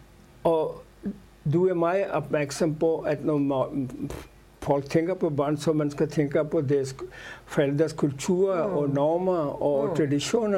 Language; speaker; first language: Danish; non-native, fluent; Urdu